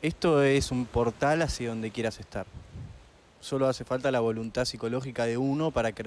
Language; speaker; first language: Spanish; native; Spanish